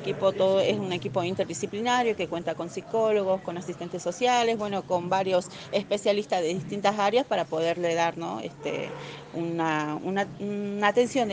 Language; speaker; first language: Spanish; native; Spanish